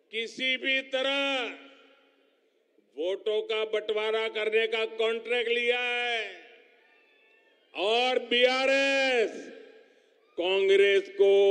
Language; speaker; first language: Hindi; non-native, local second language; Gujarati